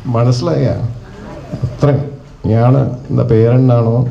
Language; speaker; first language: Malayalam; non-native, learner; Tamil